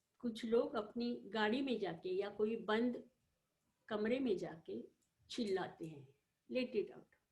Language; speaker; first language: Hindi; non-native, local second language; Marathi